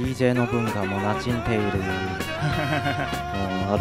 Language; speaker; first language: Japanese; non-native, fluent; Chinese